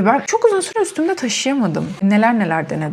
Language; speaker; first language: Turkish; native; Turkish